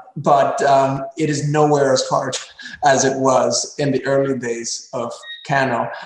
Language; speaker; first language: English; early bilingual, other home language; Spanish